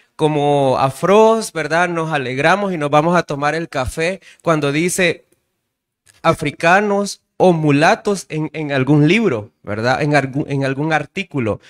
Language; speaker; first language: Spanish; native; Spanish